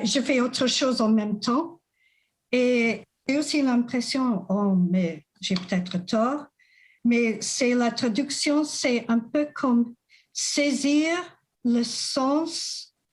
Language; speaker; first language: French; non-native, fluent; English